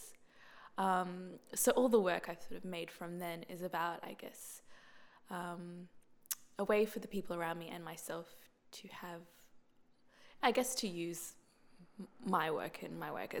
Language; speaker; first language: English; native; English